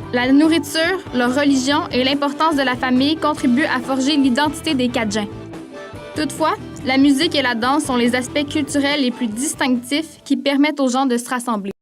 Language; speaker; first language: French; native; French